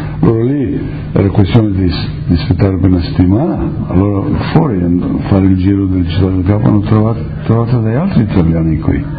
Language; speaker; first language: Italian; early bilingual, heritage; Italian